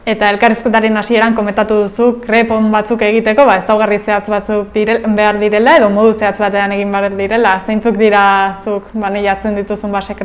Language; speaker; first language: Basque; native; Basque